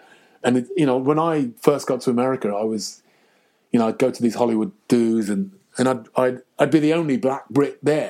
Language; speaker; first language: English; native; English